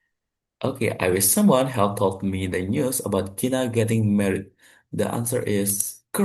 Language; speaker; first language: English; non-native, fluent; Indonesian